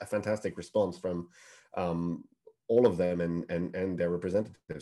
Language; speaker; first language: English; non-native, fluent; French